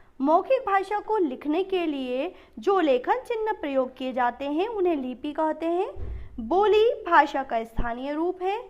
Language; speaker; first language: Hindi; native; Hindi